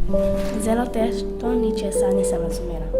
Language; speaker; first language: Slovenian; non-native, learner; Turkish